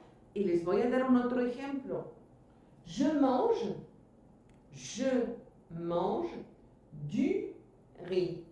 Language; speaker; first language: Spanish; non-native, fluent; French